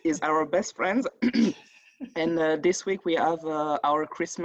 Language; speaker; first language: English; non-native, fluent; French